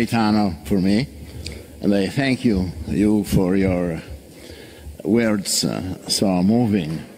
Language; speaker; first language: English; non-native, fluent; Italian